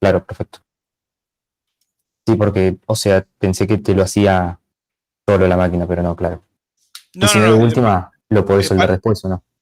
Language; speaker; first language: Spanish; native; Spanish